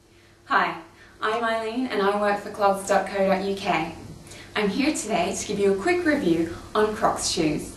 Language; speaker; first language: English; native; English